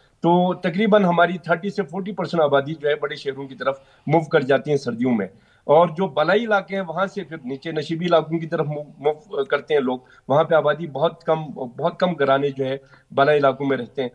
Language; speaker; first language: Hindi; non-native, local second language; Balti